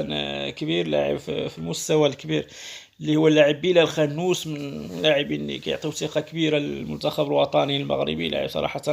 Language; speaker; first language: Arabic; native; Arabic